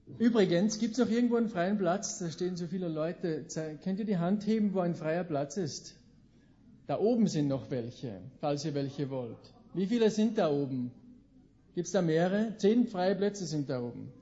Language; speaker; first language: German; native; German